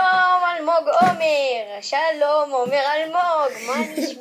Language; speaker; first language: Hebrew; native; Hebrew